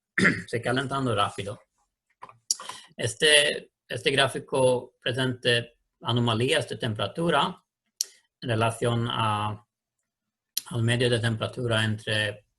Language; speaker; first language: Spanish; non-native, learner; Swedish